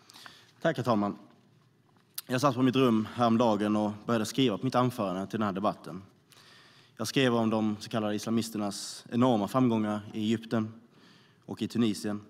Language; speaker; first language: Swedish; native; Swedish